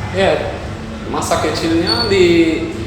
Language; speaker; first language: Indonesian; non-native, fluent; Portuguese